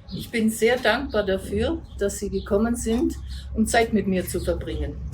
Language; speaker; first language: German; native; German